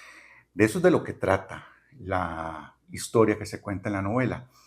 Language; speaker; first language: Spanish; native; Spanish